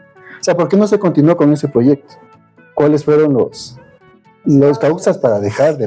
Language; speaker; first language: Spanish; native; Spanish